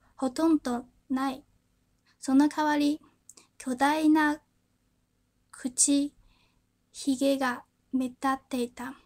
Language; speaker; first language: Japanese; non-native, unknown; Chinese